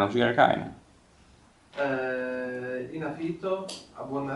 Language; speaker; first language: Italian; non-native, learner; Hungarian